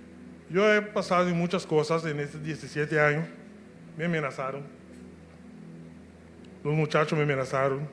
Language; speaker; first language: Spanish; non-native, local second language; Papiamento